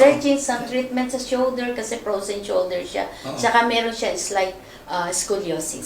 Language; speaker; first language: Filipino; native; Filipino